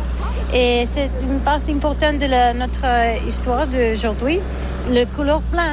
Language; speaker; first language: French; non-native, learner; Catalan